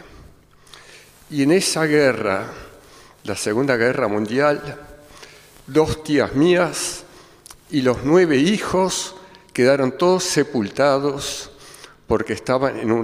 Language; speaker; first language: Spanish; early bilingual, other home language; German